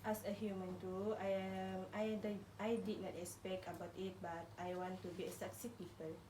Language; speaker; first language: English; non-native, local second language; Malay